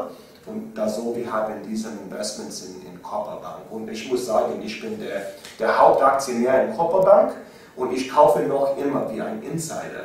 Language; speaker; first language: German; non-native, learner; English